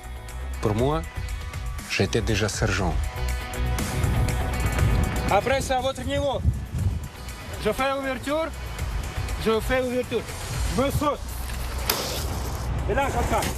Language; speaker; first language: French; non-native, learner; Russian